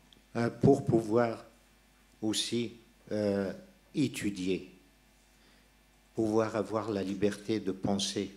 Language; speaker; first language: French; non-native, local second language; Persian